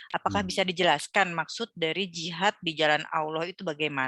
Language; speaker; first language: Indonesian; native; Indonesian